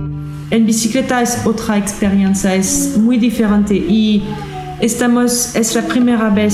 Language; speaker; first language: Spanish; non-native, learner; French